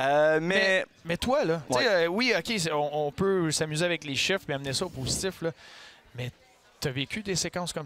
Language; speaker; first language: French; native; French